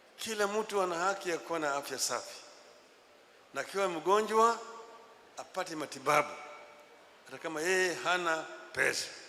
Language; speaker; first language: Swahili; non-native, local second language; Luo (Kenya and Tanzania)